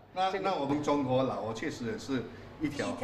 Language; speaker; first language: Chinese; early bilingual, heritage; Chinese